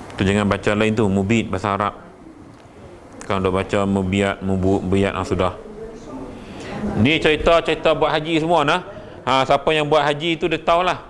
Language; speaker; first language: Malay; native; Malay